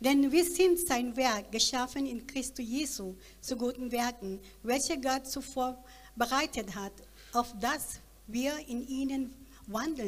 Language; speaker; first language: German; non-native, learner; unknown